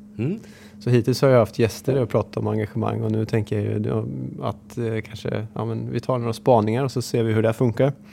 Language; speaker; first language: Swedish; native; Swedish